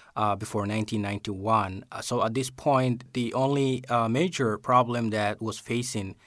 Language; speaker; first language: English; non-native, fluent; Somali